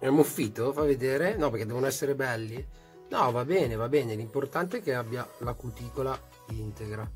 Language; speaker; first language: Italian; native; Italian